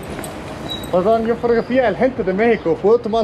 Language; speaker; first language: Spanish; non-native, learner; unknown